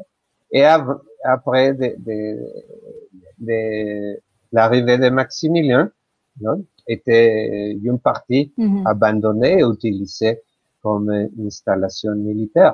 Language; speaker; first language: French; non-native, fluent; Spanish